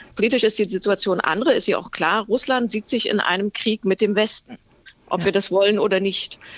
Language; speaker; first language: German; native; German